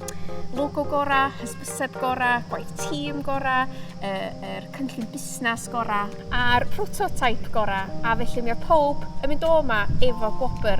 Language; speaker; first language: Welsh; native; Welsh